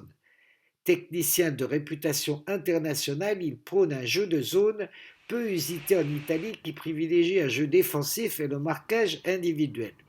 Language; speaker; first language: French; native; French